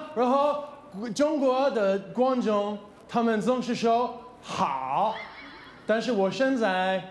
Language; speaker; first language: Chinese; non-native, learner; English